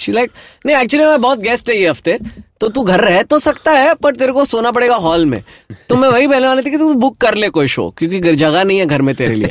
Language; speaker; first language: Hindi; native; Hindi